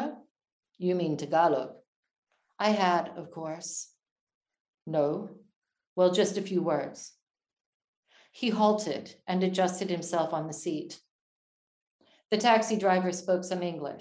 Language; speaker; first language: English; native; English